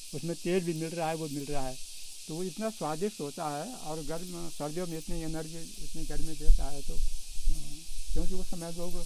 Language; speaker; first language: Hindi; native; Hindi